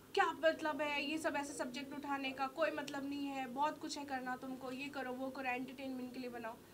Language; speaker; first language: Hindi; native; Hindi